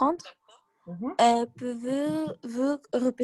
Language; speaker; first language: French; non-native, learner; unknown